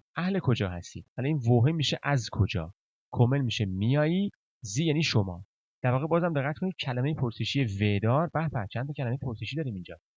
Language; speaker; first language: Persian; native; Persian